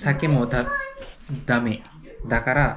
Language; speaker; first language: Japanese; non-native, learner; Indonesian